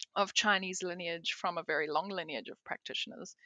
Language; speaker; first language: English; native; English